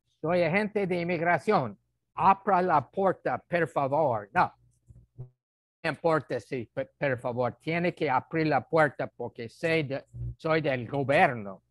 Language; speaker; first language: Spanish; non-native, fluent; English